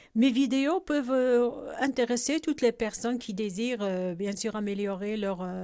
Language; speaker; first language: French; non-native, local second language; Arabic